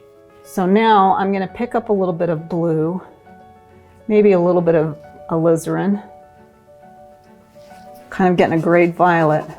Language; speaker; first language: English; native; English